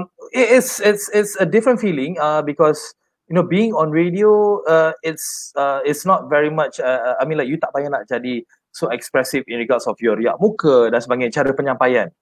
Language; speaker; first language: English; non-native, local second language; Malay